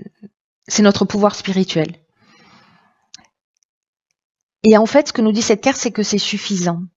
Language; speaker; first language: French; native; French